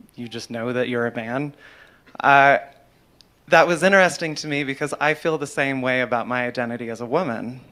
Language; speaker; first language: English; native; English